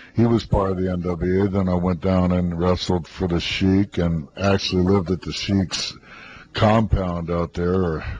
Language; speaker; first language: English; native; English